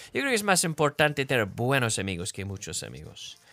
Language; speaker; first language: Spanish; non-native, fluent; English